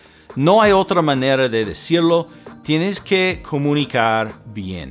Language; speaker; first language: Spanish; non-native, fluent; English